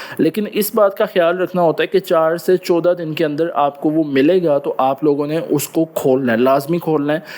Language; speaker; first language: Urdu; non-native, local second language; Punjabi